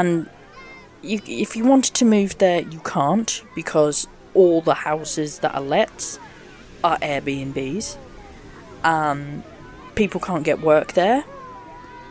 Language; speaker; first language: English; native; English